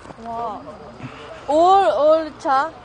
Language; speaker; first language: Korean; non-native, learner; Japanese